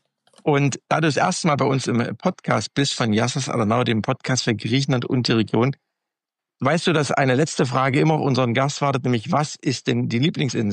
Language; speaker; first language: German; native; German